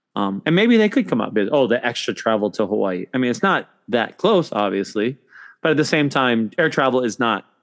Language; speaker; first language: English; native; English